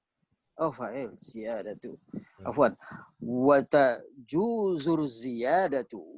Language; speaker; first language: Arabic; non-native, learner; Indonesian